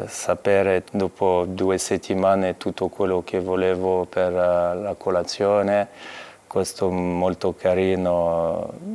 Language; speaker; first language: Italian; non-native, fluent; French